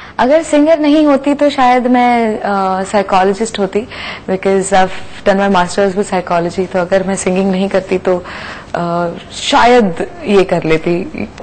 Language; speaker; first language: Hindi; non-native, local second language; Gujarati